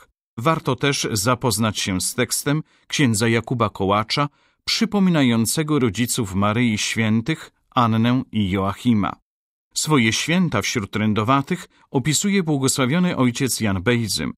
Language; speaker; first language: Polish; native; Polish